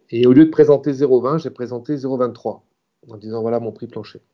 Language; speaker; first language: French; native; French